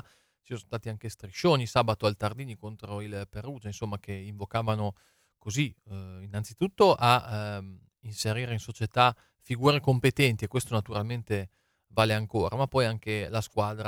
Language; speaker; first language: Italian; native; Italian